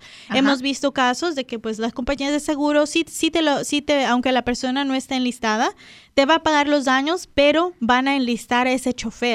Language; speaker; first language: Spanish; native; Spanish